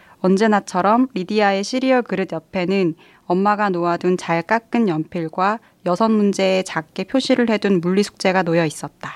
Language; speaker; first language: Korean; native; Korean